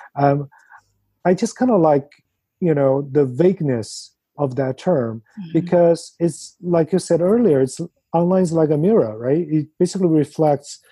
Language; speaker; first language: English; non-native, fluent; Chinese